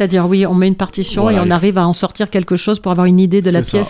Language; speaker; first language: French; native; French